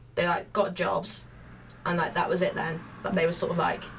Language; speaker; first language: English; native; English